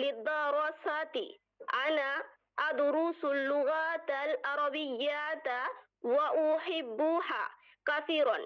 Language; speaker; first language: Arabic; non-native, learner; Bangla